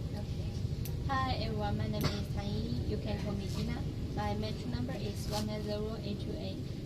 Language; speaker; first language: English; non-native, learner; Chinese